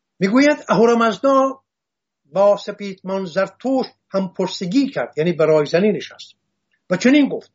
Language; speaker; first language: Persian; non-native, local second language; Assyrian Neo-Aramaic